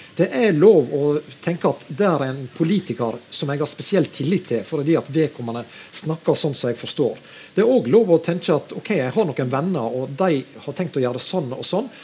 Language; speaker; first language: Norwegian; native; Norwegian